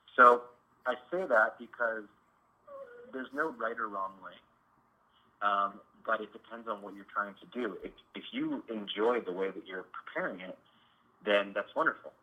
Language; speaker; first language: English; native; English